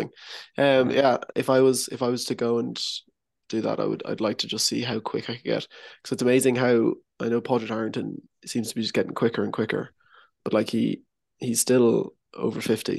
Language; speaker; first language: English; native; English